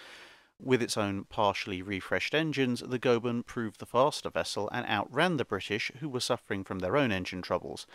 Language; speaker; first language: English; native; English